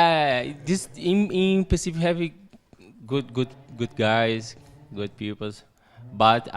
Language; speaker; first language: English; non-native, learner; Portuguese